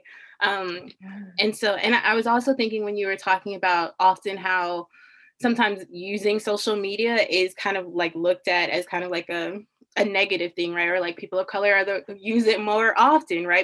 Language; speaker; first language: English; native; English